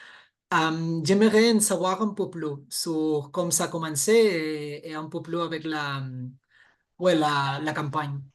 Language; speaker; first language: French; non-native, fluent; Catalan